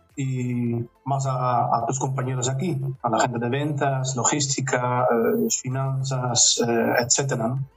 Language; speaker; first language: Spanish; non-native, fluent; Dutch